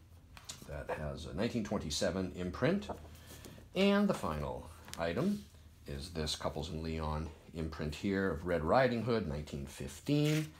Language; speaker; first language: English; native; English